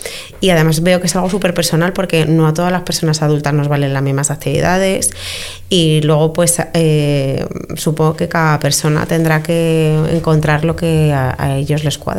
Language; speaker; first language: Spanish; native; Spanish